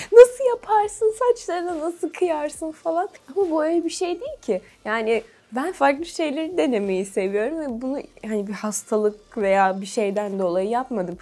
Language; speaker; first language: Turkish; native; Turkish